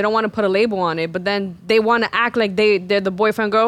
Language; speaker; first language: English; native; English